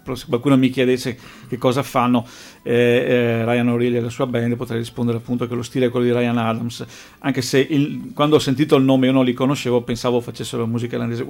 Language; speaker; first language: Italian; native; Italian